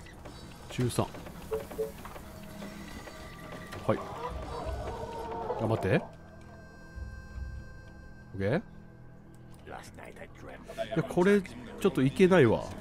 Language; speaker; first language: Japanese; native; Japanese